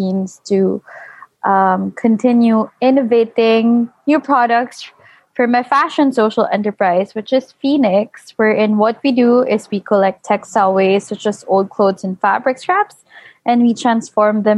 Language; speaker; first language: English; non-native, local second language; Filipino